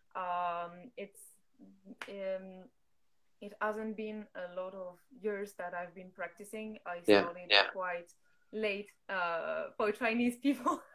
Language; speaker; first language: English; non-native, fluent; French